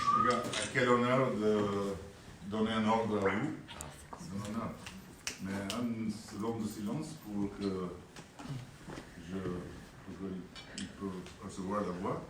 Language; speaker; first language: French; non-native, fluent; Albanian